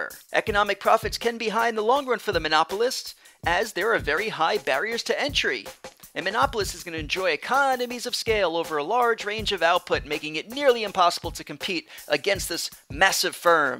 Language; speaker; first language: English; native; English